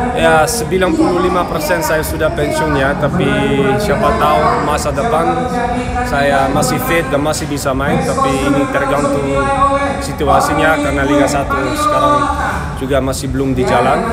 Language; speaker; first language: Indonesian; non-native, fluent; Dutch